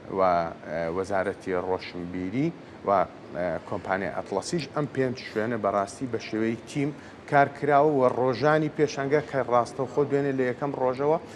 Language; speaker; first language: Central Kurdish; native; Central Kurdish